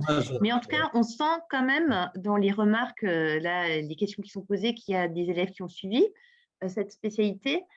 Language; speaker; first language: French; native; French